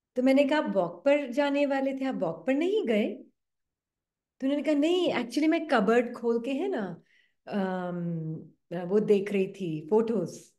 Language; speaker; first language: Hindi; native; Hindi